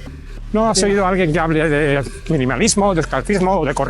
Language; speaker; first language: Spanish; native; Spanish